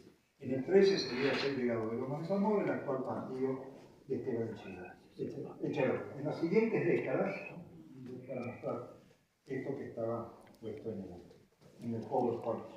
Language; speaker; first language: Spanish; native; Spanish